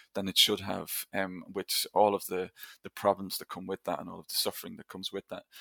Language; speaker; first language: English; native; English